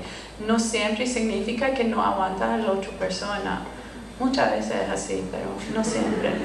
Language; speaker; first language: Spanish; non-native, fluent; English